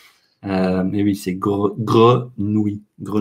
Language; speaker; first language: French; non-native, fluent; English